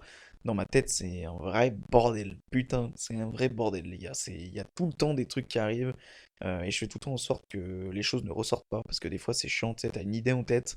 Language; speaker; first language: French; native; French